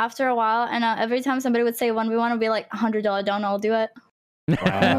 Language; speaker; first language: English; non-native, fluent; Greek